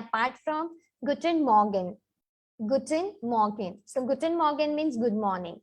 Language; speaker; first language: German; non-native, learner; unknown